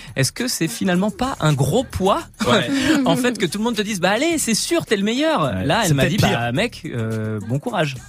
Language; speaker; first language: French; native; French